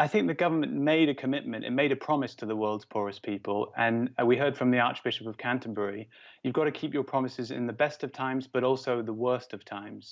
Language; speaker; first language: English; native; English